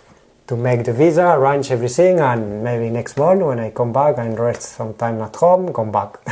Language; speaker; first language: English; non-native, learner; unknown